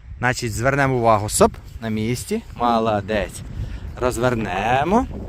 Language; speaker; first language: Ukrainian; non-native, local second language; Russian